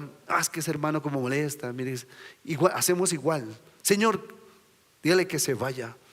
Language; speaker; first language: Spanish; native; Spanish